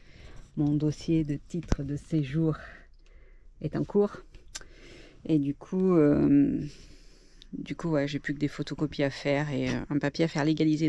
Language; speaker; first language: French; native; French